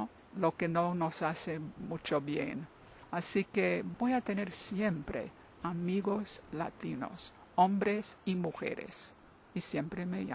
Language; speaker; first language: Spanish; non-native, fluent; English